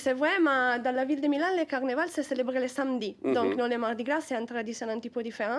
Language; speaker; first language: French; non-native, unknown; Italian